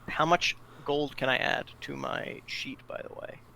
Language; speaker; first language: English; native; English